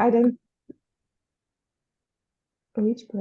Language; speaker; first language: English; non-native, fluent; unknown